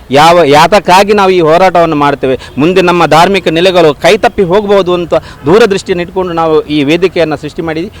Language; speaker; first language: Kannada; non-native, local second language; Tulu